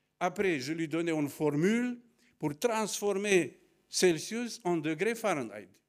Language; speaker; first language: French; non-native, fluent; Romanian